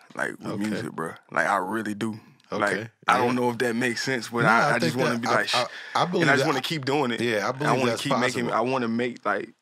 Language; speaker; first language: English; native; English